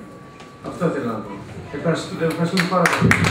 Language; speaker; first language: Greek; non-native, fluent; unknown